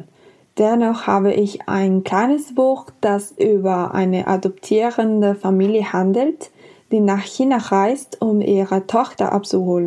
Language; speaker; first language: German; non-native, fluent; Spanish